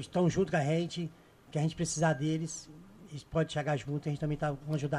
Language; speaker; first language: Portuguese; native; Portuguese